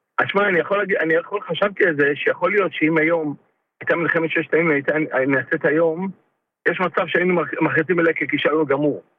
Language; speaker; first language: Hebrew; native; Hebrew